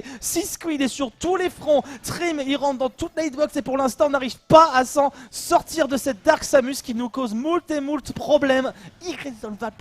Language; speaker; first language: French; native; French